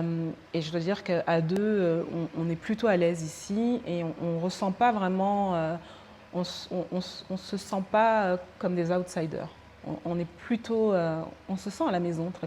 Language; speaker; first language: French; early bilingual, other home language; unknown